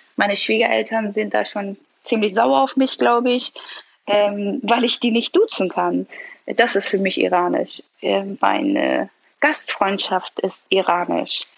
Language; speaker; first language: German; early bilingual, other home language; Persian